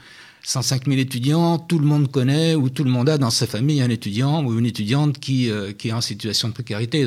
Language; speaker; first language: French; native; French